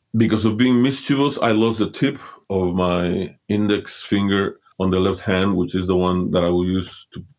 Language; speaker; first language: English; early bilingual, other home language; Spanish